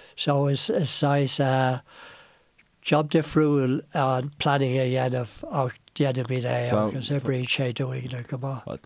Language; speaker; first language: Irish; non-native, local second language; English